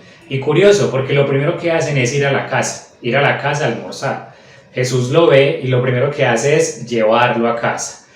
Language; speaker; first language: Spanish; native; Spanish